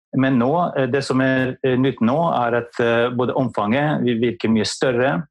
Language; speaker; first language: Norwegian; non-native, fluent; Albanian